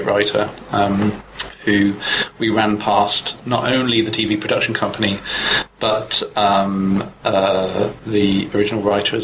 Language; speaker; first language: English; native; English